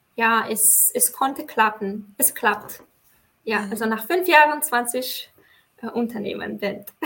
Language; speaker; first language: German; non-native, fluent; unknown